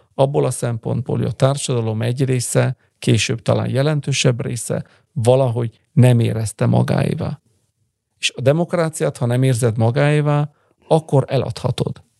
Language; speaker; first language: Hungarian; early bilingual, heritage; Italian